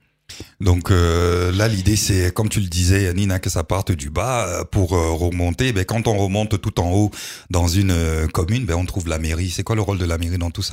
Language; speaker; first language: French; native; French